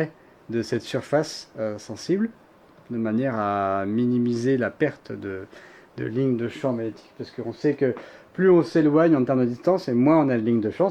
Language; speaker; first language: French; native; French